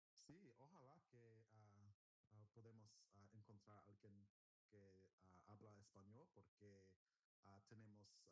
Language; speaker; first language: Spanish; non-native, learner; English